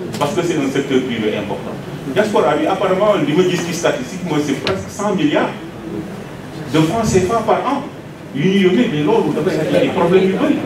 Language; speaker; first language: French; non-native, local second language; Wolof